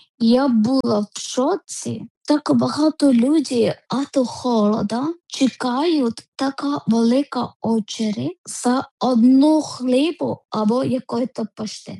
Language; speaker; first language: Ukrainian; non-native, learner; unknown